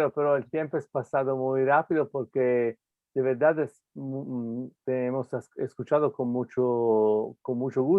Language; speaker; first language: Spanish; non-native, fluent; Italian